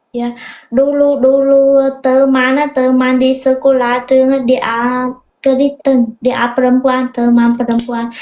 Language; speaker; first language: Indonesian; non-native, learner; Vietnamese